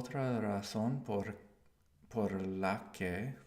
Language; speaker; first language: Spanish; non-native, learner; English